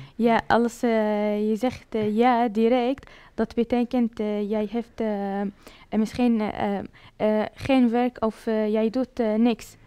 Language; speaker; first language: Dutch; non-native, learner; Arabic